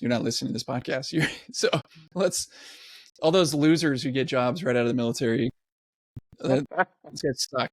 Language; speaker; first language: English; native; English